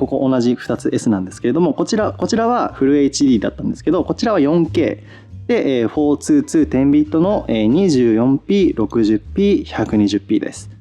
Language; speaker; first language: Japanese; native; Japanese